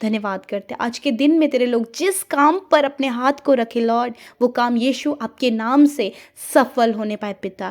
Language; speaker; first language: Hindi; native; Hindi